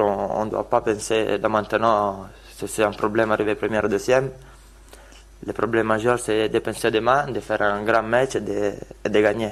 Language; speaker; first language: French; non-native, fluent; Italian